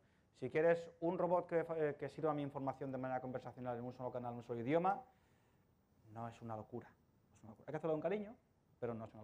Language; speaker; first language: Spanish; native; Spanish